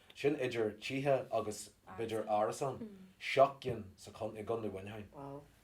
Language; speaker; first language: Irish; non-native, local second language; English